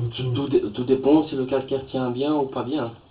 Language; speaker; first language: French; native; French